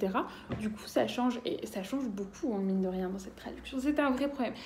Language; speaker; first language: French; native; French